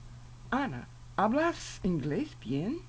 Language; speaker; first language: Spanish; non-native, fluent; English